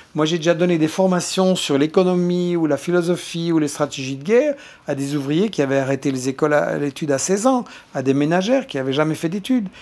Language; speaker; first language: French; native; French